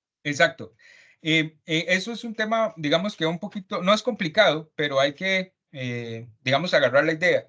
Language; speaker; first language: Spanish; native; Spanish